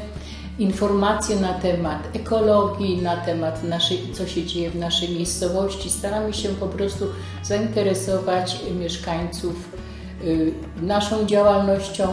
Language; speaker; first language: Polish; native; Polish